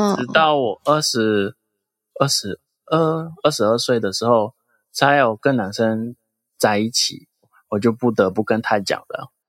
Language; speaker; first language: Chinese; non-native, fluent; Portuguese